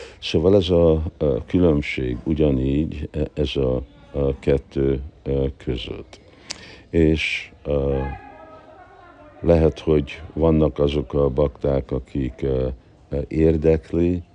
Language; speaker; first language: Hungarian; early bilingual, heritage; Hungarian